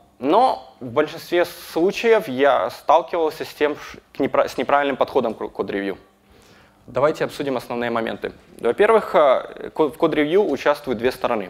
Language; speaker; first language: Russian; native; Russian